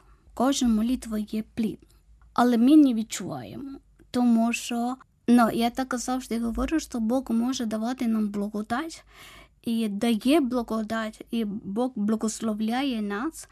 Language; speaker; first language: Ukrainian; non-native, learner; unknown